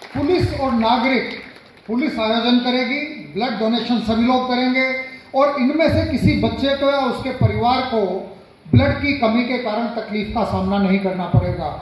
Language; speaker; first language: Hindi; native; Hindi